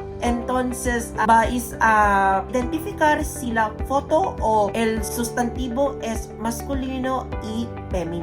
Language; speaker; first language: Spanish; non-native, learner; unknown